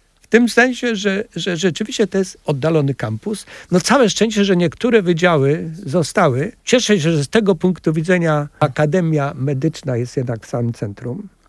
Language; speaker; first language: Polish; native; Polish